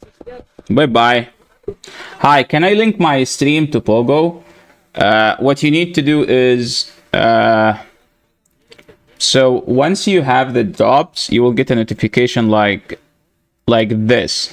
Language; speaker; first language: English; non-native, fluent; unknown